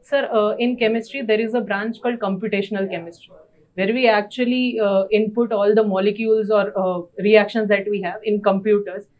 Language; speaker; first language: English; non-native, local second language; Gujarati